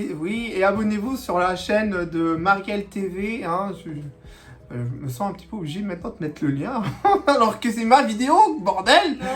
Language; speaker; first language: French; native; French